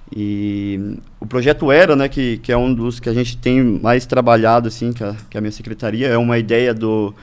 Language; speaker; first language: Portuguese; native; Portuguese